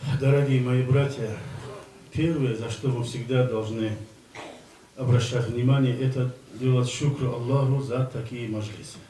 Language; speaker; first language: Russian; non-native, local second language; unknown